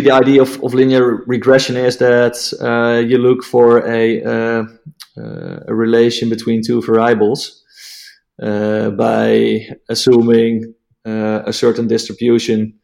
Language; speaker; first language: English; non-native, fluent; Dutch